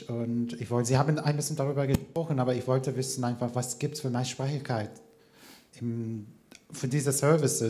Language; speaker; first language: German; non-native, fluent; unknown